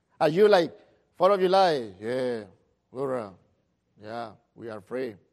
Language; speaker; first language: English; non-native, fluent; Spanish